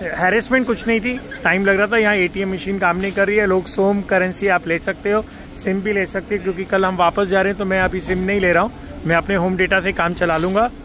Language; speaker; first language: Hindi; native; Hindi